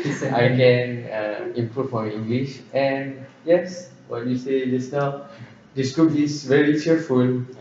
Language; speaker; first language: English; non-native, local second language; Malay